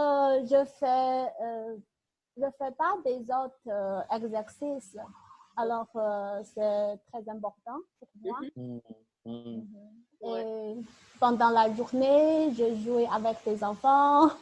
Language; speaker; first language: French; non-native, learner; Chinese